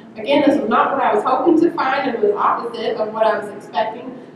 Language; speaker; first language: English; native; English